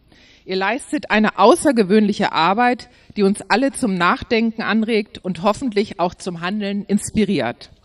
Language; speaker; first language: German; native; German